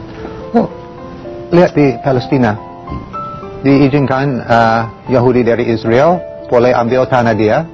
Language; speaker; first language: Indonesian; non-native, learner; English